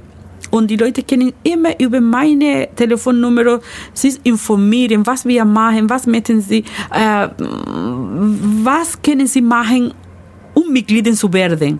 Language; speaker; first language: German; non-native, learner; Spanish